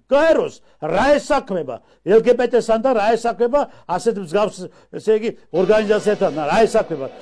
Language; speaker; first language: Georgian; native; Georgian